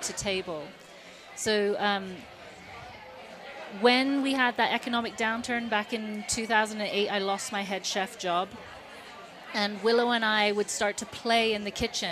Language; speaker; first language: English; non-native, local second language; Cantonese